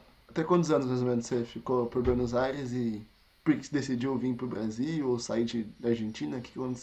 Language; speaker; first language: Portuguese; native; Portuguese